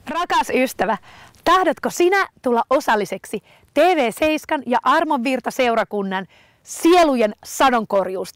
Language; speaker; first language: Finnish; native; Finnish